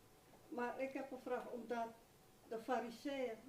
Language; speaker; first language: Dutch; non-native, fluent; Spanish